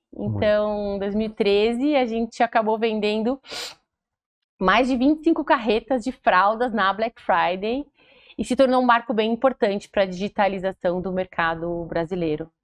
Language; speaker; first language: Portuguese; native; Portuguese